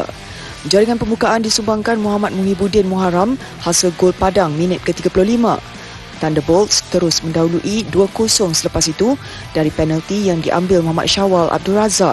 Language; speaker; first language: Malay; native; Malay